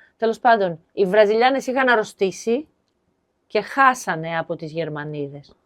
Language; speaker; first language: Greek; native; Greek